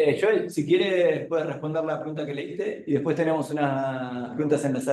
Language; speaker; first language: Spanish; native; Spanish